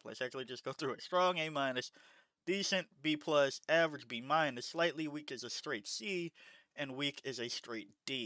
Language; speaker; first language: English; native; English